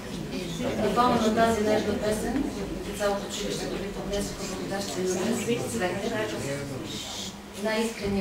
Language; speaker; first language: Bulgarian; native; Bulgarian